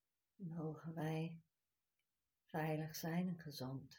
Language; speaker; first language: Dutch; non-native, fluent; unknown